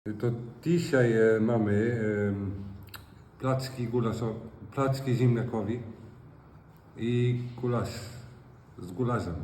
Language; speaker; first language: Polish; non-native, learner; Icelandic